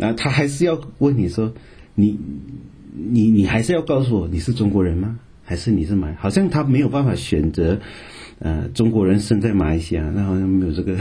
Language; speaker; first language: Chinese; native; Chinese